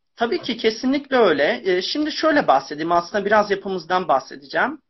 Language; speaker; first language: Turkish; native; Turkish